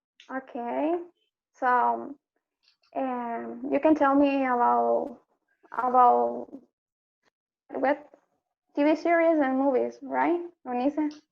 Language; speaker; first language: English; non-native, learner; Spanish